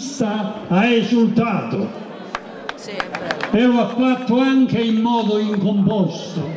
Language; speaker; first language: Italian; native; Italian